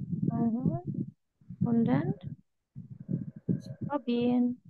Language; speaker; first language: German; non-native, fluent; Indonesian